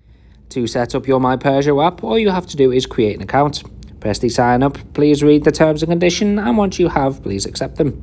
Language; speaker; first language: English; native; English